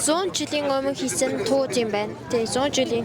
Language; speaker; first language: Mongolian; non-native, local second language; Kazakh